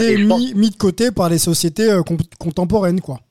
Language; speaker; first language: French; native; French